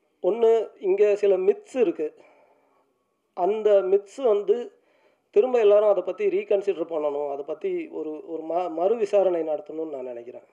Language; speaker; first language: Tamil; native; Tamil